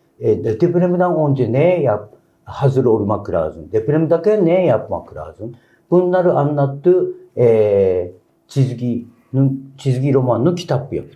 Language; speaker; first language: Turkish; non-native, learner; Japanese